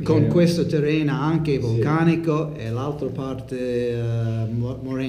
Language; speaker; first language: Italian; non-native, learner; English